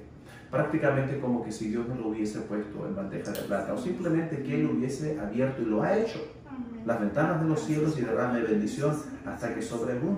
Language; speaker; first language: Spanish; native; Spanish